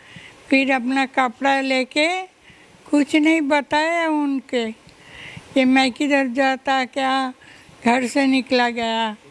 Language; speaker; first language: Hindi; non-native, local second language; Bangla